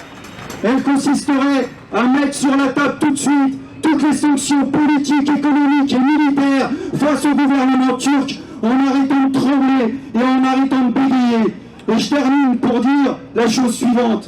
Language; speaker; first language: French; native; French